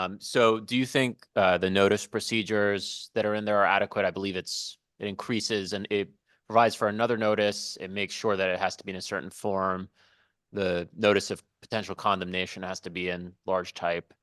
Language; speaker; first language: English; native; English